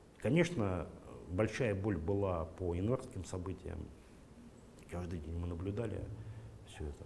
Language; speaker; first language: Russian; native; Russian